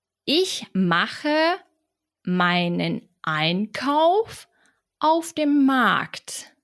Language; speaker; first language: German; non-native, fluent; Catalan